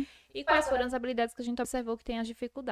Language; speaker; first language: Portuguese; native; Portuguese